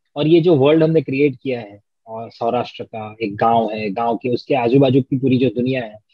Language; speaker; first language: Hindi; non-native, local second language; Gujarati